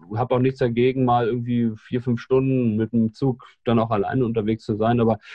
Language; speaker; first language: German; native; German